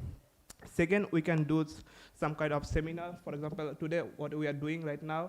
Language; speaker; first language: English; non-native, fluent; Indonesian